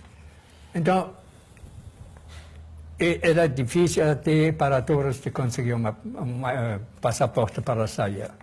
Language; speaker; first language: Portuguese; non-native, fluent; German